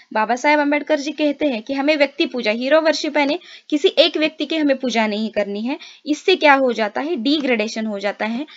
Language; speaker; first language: Hindi; non-native, local second language; Marathi